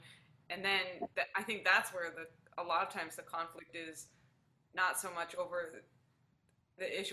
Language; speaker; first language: English; native; English